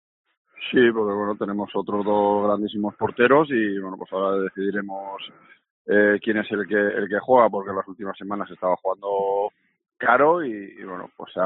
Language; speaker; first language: Spanish; native; Spanish